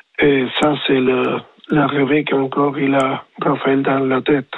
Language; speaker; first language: French; non-native, learner; Spanish